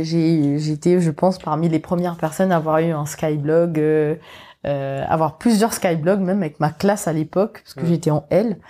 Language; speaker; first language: French; non-native, local second language; Morisyen